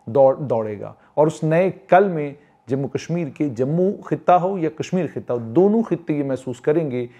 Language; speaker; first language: Hindi; non-native, local second language; Kashmiri